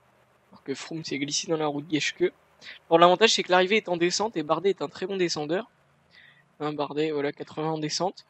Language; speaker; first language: French; native; French